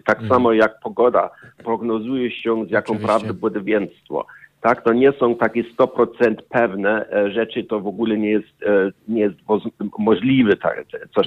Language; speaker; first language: Polish; non-native, learner; German